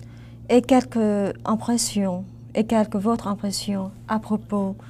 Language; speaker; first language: French; non-native, learner; Vietnamese